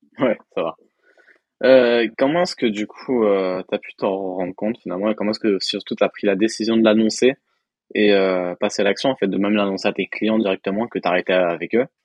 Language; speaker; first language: French; native; French